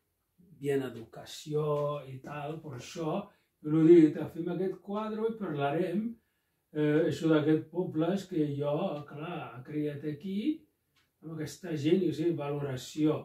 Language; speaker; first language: Catalan; non-native, local second language; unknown